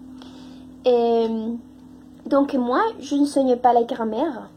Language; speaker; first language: French; non-native, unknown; Spanish